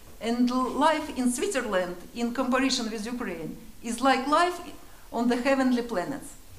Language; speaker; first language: English; non-native, learner; Russian